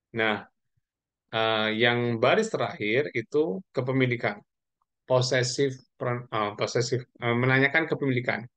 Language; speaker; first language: Indonesian; non-native, local second language; Javanese